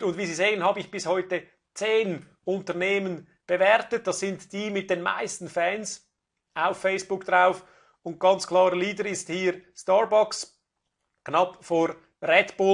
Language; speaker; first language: German; native; German